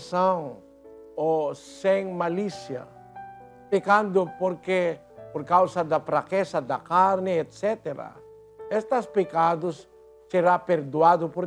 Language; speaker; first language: Portuguese; non-native, learner; Filipino